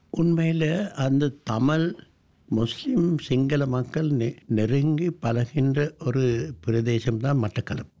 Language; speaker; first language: Tamil; non-native, local second language; Sinhala